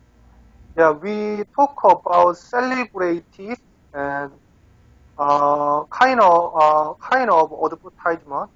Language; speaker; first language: English; non-native, learner; Korean